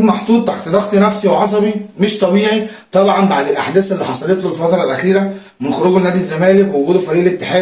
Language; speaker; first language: Arabic; native; Arabic